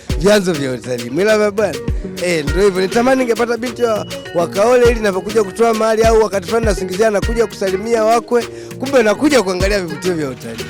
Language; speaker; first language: Swahili; non-native, local second language; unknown